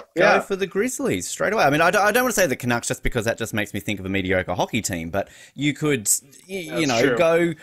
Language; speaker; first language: English; native; English